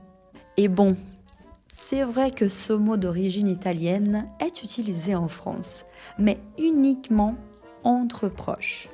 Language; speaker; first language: French; non-native, fluent; Portuguese